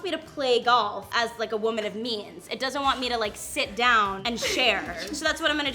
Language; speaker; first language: English; native; English